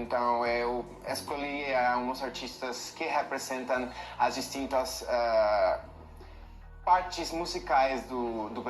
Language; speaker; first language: Portuguese; non-native, fluent; Spanish